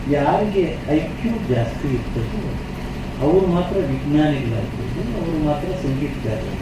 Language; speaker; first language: Kannada; non-native, local second language; Telugu